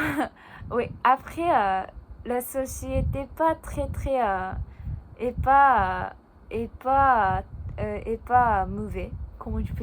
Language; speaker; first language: French; non-native, learner; Japanese